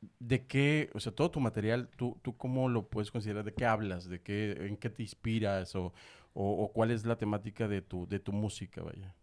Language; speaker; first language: Spanish; native; Spanish